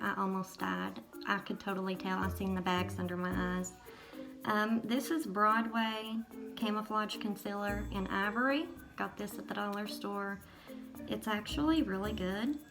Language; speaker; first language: English; native; English